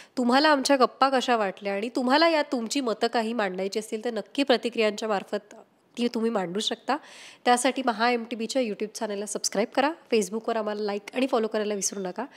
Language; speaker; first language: Marathi; native; Marathi